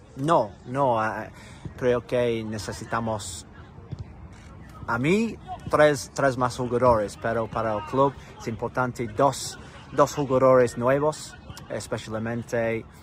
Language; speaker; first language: Spanish; non-native, learner; English